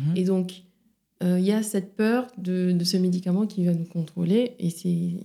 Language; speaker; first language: French; non-native, local second language; Wolof